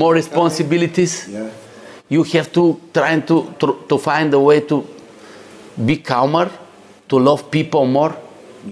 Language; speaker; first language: English; non-native, learner; Bulgarian